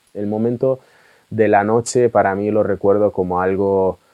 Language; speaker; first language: Spanish; early bilingual, other home language; Russian